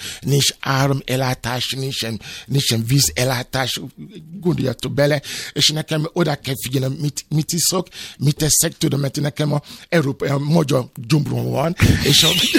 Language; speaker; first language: Hungarian; non-native, fluent; Yoruba